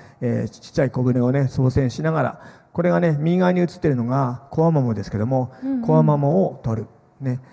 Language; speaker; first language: Japanese; native; Japanese